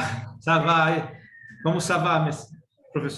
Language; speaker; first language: French; non-native, learner; Portuguese